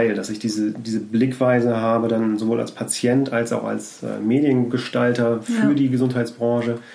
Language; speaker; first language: German; native; German